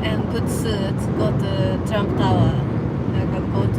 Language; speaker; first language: English; non-native, learner; Japanese